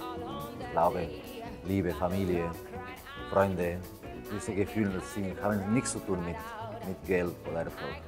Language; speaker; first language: German; non-native, fluent; Spanish